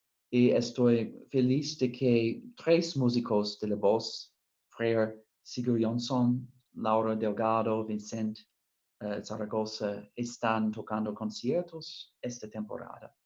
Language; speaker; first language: Spanish; non-native, fluent; English